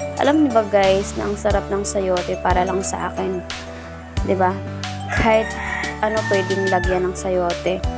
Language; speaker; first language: Filipino; non-native, local second language; Masbatenyo